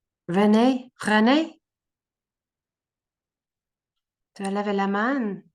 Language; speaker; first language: French; non-native, learner; English